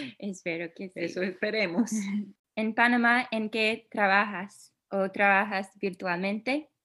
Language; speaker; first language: Spanish; early bilingual, heritage; Spanish